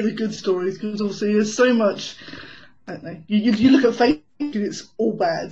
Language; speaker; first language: English; native; English